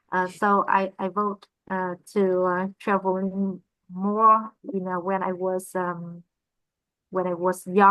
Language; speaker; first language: English; non-native, learner; Vietnamese